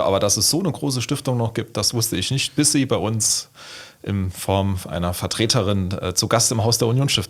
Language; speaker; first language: German; native; German